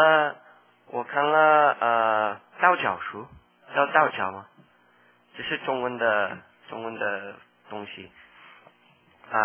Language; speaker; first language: Chinese; non-native, learner; English